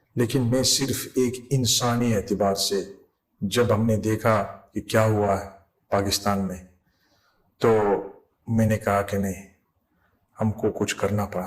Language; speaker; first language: Urdu; non-native, fluent; English